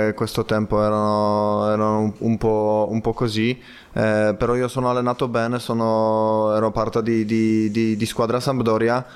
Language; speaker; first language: Italian; non-native, fluent; Polish